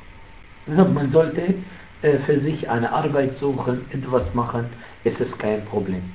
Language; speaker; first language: German; non-native, fluent; Arabic